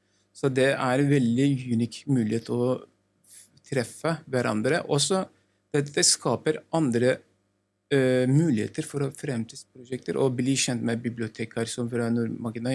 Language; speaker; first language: Norwegian; non-native, learner; Turkish